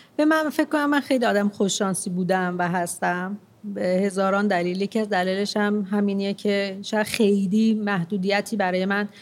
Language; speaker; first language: Persian; non-native, local second language; Armenian